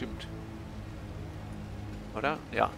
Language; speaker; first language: German; native; German